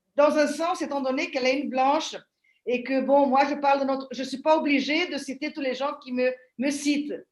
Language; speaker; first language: French; non-native, fluent; Portuguese